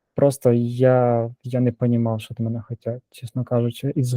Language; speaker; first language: Ukrainian; native; Ukrainian